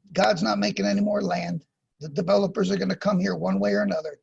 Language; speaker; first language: English; native; English